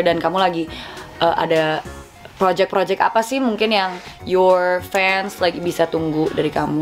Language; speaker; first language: Indonesian; native; Indonesian